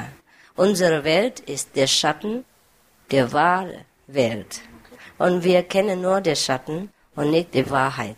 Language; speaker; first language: German; non-native, learner; Vietnamese